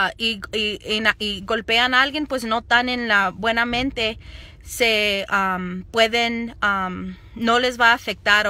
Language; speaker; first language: Spanish; early bilingual, other home language; English